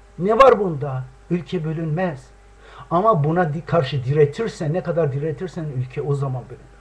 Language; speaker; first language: Turkish; non-native, local second language; Kurdish